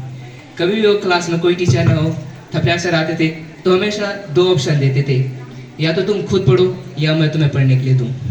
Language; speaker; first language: Hindi; native; Hindi